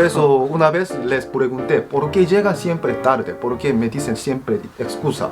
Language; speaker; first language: Spanish; non-native, fluent; Korean